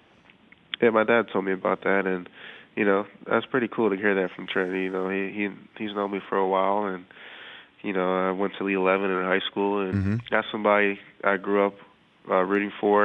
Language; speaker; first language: English; native; English